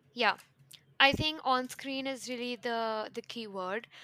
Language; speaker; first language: English; non-native, local second language; Hindi